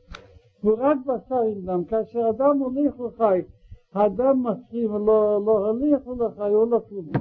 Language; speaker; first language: Hebrew; non-native, learner; Russian